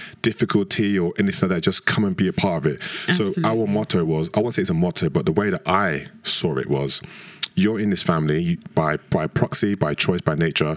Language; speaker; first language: English; native; English